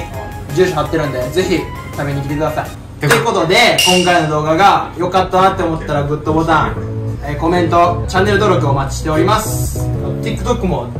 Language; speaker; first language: Japanese; native; Japanese